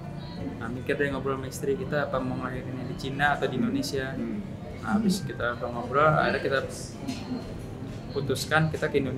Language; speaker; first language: Indonesian; native; Indonesian